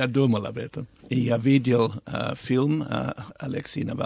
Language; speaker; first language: Russian; non-native, learner; English